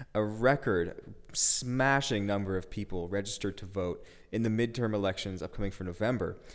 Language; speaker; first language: English; native; English